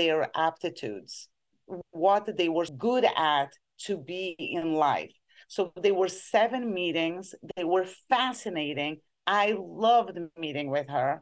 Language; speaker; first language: English; non-native, fluent; Portuguese